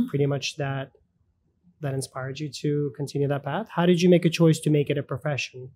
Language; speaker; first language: English; early bilingual, other home language; Russian